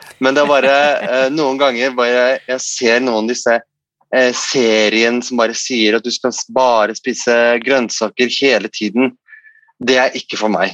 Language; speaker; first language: Norwegian; non-native, fluent; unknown